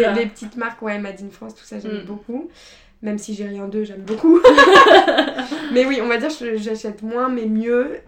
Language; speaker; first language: French; native; French